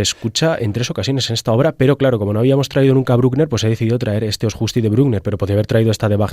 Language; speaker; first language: Spanish; native; Spanish